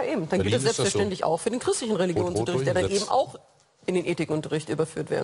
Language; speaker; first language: German; early bilingual, other home language; Arabic